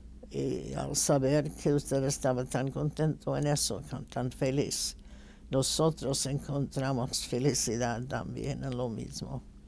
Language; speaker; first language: Spanish; non-native, fluent; English